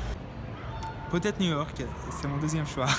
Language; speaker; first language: French; non-native, fluent; Persian